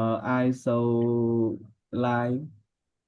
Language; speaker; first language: English; non-native, learner; Vietnamese